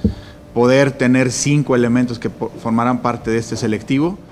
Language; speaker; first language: Spanish; native; Spanish